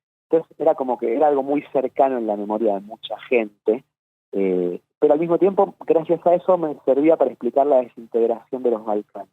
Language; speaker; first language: Spanish; native; Spanish